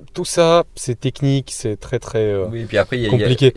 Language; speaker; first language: French; non-native, fluent; Ukrainian